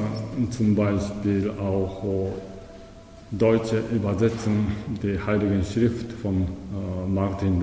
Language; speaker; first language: German; non-native, learner; Japanese